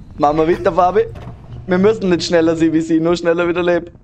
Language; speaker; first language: German; native; German